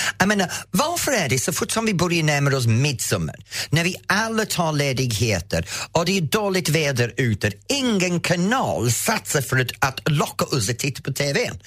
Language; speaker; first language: Swedish; non-native, fluent; English